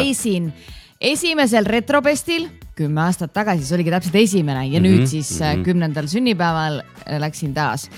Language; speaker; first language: Estonian; native; Estonian